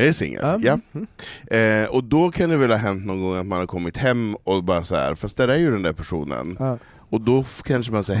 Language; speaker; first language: Swedish; native; Swedish